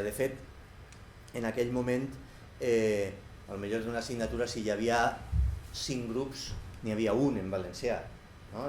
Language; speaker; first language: Catalan; native; Catalan